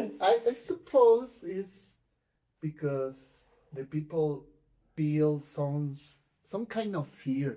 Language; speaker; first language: English; non-native, fluent; Spanish